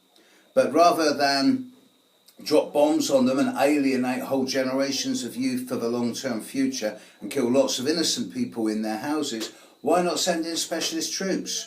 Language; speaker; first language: English; native; English